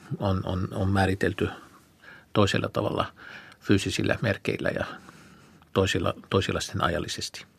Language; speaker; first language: Finnish; non-native, fluent; Arabic